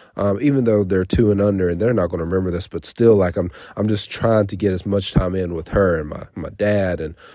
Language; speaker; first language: English; native; English